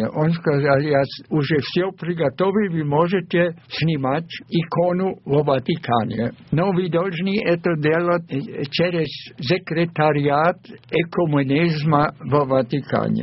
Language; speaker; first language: Russian; non-native, fluent; German